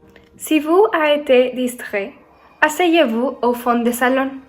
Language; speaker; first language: French; non-native, learner; Spanish